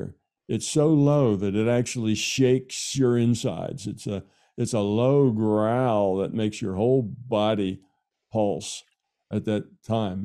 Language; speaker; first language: English; native; English